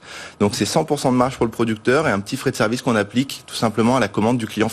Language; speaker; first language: French; native; French